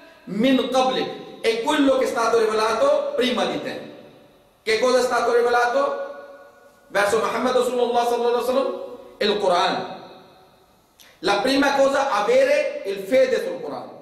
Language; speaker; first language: Italian; non-native, fluent; Urdu